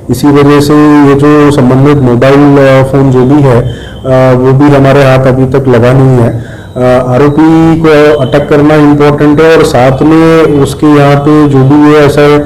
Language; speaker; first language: Hindi; non-native, local second language; Marathi